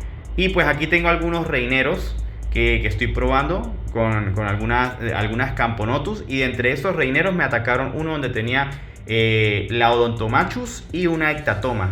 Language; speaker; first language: Spanish; native; Spanish